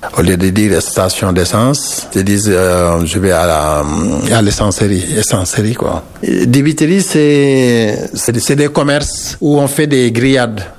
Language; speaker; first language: French; non-native, local second language; Wolof